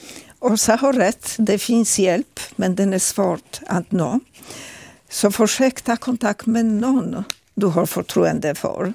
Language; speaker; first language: Swedish; non-native, fluent; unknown